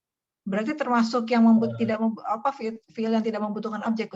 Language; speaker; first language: Indonesian; native; Indonesian